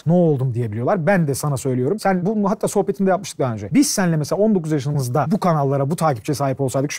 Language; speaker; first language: Turkish; native; Turkish